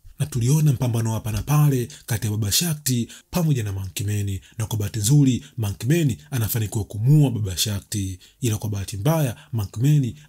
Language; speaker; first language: Swahili; native; Swahili